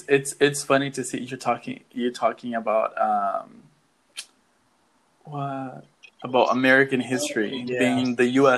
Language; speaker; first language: English; non-native, fluent; Portuguese